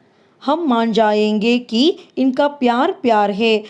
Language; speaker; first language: Hindi; non-native, local second language; Tamil